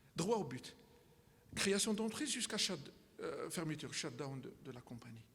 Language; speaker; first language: French; non-native, local second language; Arabic